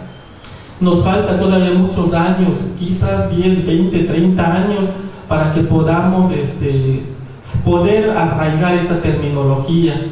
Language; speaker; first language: Spanish; non-native, local second language; Zapotec